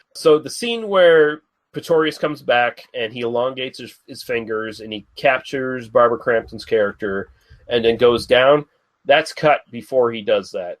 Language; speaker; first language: English; native; English